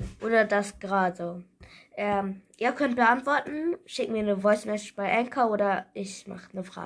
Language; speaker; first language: German; native; German